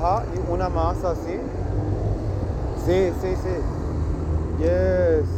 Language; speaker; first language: Spanish; non-native, learner; English